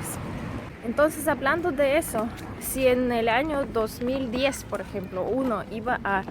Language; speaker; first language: Spanish; non-native, fluent; Russian